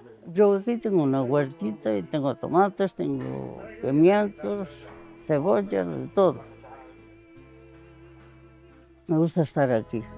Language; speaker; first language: Spanish; non-native, local second language; Galician